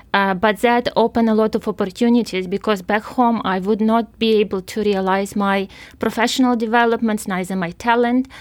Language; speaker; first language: English; non-native, fluent; Ukrainian